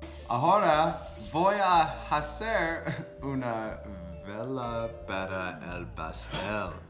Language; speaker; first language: Spanish; non-native, learner; English